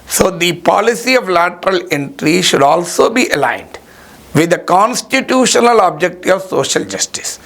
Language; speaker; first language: English; non-native, local second language; Telugu